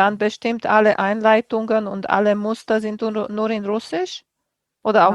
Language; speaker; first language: German; non-native, fluent; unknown